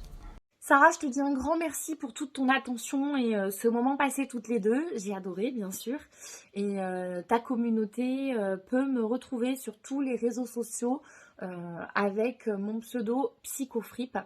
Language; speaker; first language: French; native; French